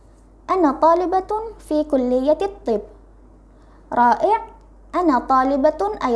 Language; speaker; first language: Arabic; non-native, fluent; Indonesian